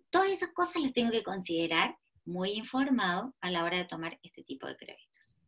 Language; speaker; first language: Spanish; native; Spanish